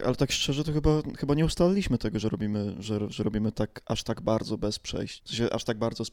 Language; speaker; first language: Polish; native; Polish